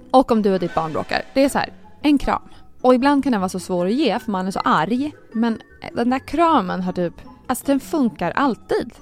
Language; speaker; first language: Swedish; native; Swedish